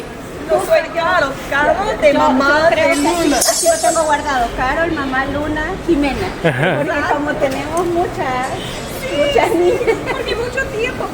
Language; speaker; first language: Spanish; non-native, learner; English